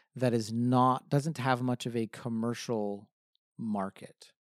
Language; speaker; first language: English; native; English